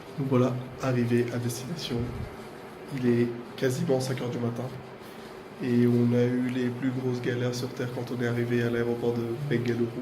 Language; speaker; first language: French; native; French